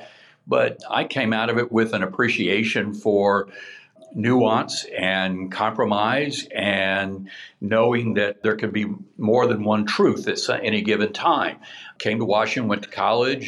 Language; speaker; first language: English; native; English